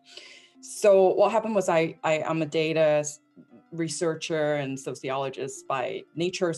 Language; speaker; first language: English; non-native, local second language; Cantonese